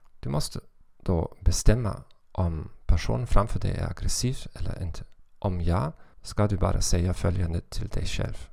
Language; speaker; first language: Swedish; non-native, fluent; German